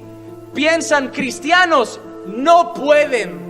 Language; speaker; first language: Spanish; native; Spanish